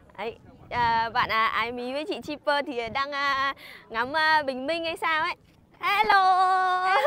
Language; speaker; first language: Vietnamese; non-native, local second language; Hmong